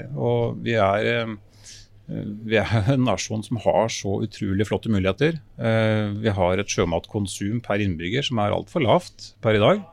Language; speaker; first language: Norwegian; native; Norwegian